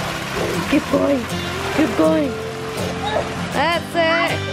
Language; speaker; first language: English; non-native, fluent; Indonesian